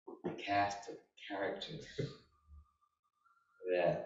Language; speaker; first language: English; native; English